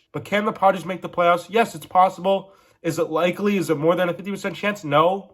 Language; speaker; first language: English; native; English